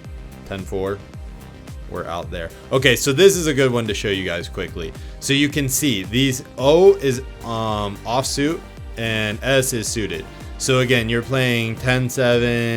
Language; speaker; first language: English; native; English